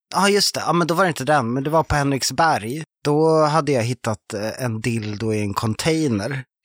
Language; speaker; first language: Swedish; non-native, fluent; French